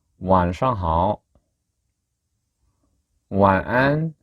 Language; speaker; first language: Chinese; non-native, fluent; Korean